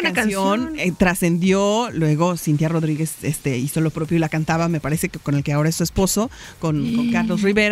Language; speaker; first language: Spanish; native; Spanish